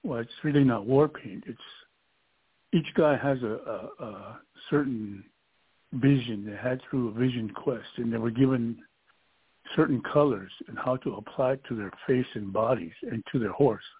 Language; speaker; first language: English; early bilingual, other home language; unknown